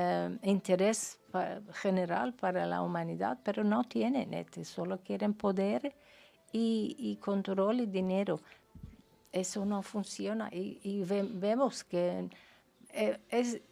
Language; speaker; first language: Spanish; non-native, fluent; Persian